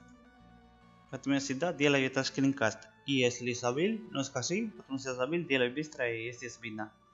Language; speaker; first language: Russian; non-native, learner; Spanish